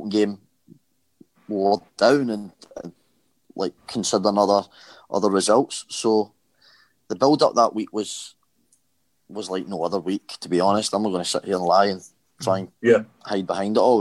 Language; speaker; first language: English; native; English